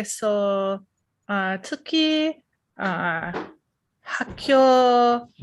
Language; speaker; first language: Korean; non-native, learner; English